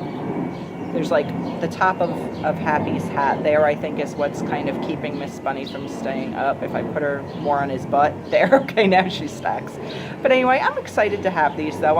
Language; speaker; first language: English; native; English